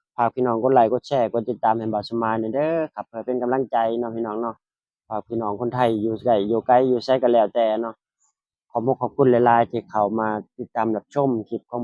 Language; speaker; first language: Thai; non-native, local second language; Northeastern Thai